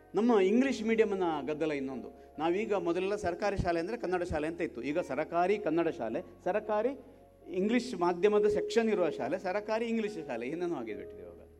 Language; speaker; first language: Kannada; native; Kannada